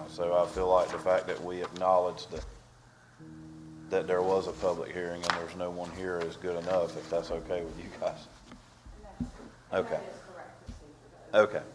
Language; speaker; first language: English; native; English